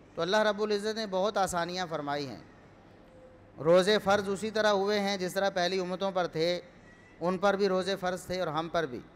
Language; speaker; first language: Urdu; non-native, local second language; Punjabi